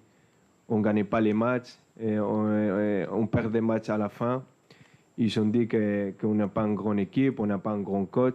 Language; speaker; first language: French; non-native, fluent; Spanish